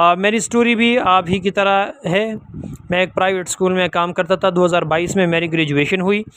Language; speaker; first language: Urdu; non-native, local second language; Pashto